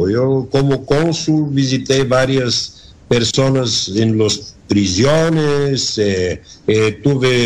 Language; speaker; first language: Spanish; non-native, learner; Bulgarian